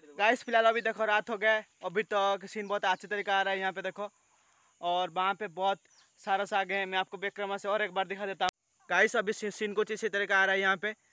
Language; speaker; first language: Hindi; non-native, local second language; Odia